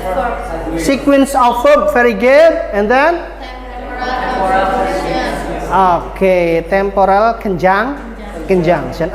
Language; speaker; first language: English; non-native, fluent; Indonesian